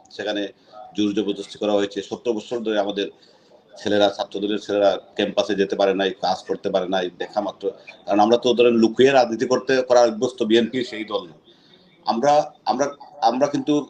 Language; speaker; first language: Bangla; native; Bangla